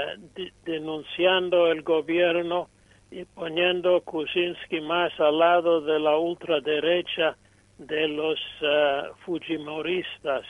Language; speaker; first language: Spanish; non-native, fluent; English